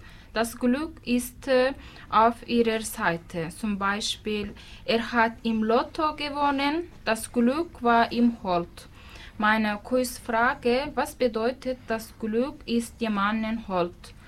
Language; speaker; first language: German; non-native, learner; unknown